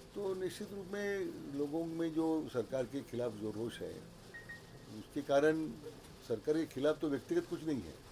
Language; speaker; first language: Hindi; non-native, local second language; Marathi